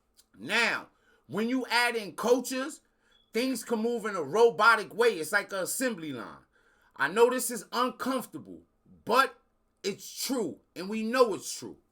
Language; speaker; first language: English; native; English